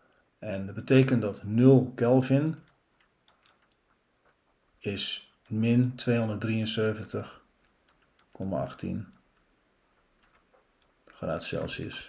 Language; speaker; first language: Dutch; native; Dutch